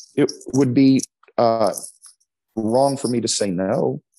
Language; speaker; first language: English; native; English